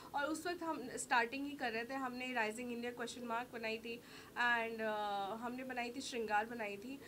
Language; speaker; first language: Hindi; native; Hindi